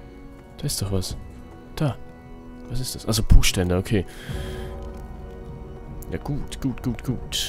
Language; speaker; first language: German; native; German